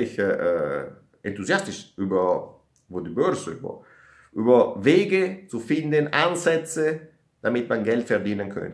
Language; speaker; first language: German; non-native, learner; Italian